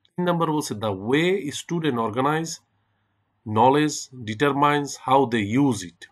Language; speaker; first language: English; non-native, local second language; Bangla